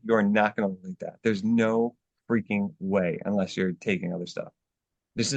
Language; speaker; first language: English; native; English